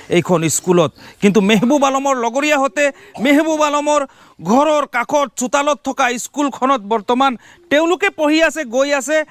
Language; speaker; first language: Assamese; non-native, local second language; Bangla